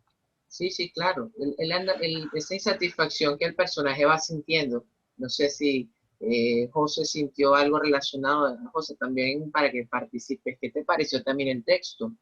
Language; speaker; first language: Spanish; native; Spanish